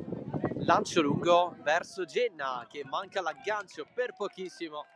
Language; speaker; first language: Italian; native; Italian